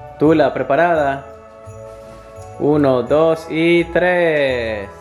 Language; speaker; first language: Spanish; native; Spanish